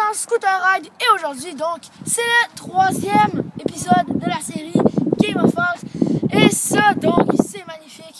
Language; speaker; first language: French; native; French